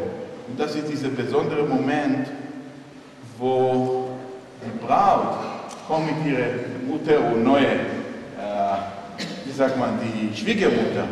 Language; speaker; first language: German; non-native, fluent; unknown